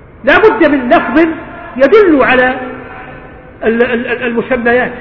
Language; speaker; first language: Arabic; native; Arabic